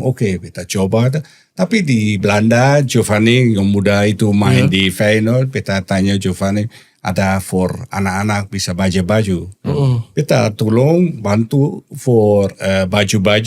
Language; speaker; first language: Indonesian; non-native, learner; Dutch